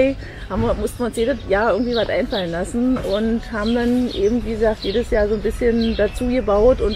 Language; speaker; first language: German; native; German